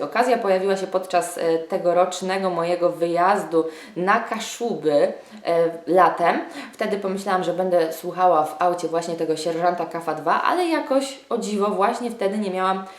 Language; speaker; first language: Polish; native; Polish